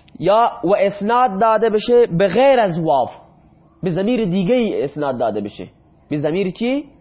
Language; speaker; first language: Persian; non-native, local second language; Baluchi